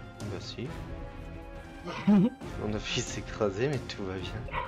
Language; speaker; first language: French; native; French